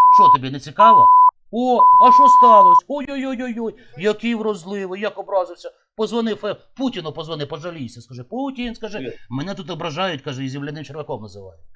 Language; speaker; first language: Ukrainian; native; Ukrainian